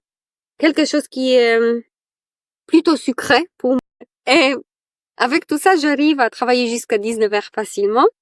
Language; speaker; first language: French; non-native, fluent; Polish